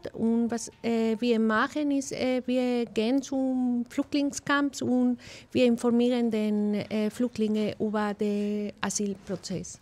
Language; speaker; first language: German; non-native, learner; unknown